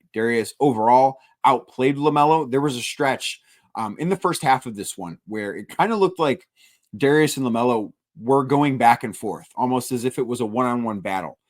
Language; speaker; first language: English; native; English